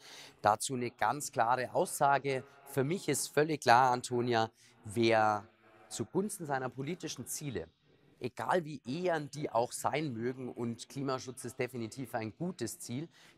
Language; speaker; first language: German; native; German